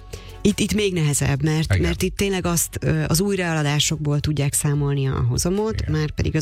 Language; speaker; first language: Hungarian; native; Hungarian